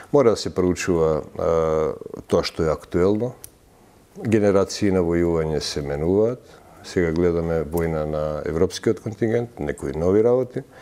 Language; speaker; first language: Macedonian; early bilingual, heritage; Macedonian